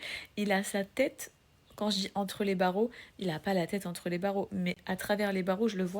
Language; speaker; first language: French; native; French